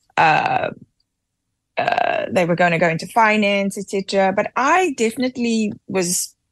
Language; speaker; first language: English; native; English